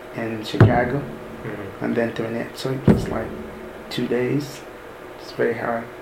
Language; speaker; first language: English; non-native, fluent; Arabic